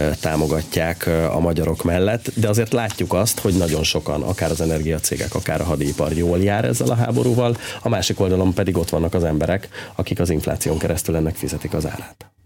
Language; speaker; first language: Hungarian; native; Hungarian